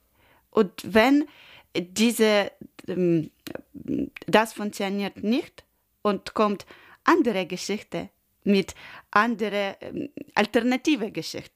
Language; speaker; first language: German; non-native, learner; Ukrainian